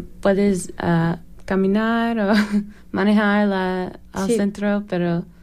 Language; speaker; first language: Spanish; non-native, learner; English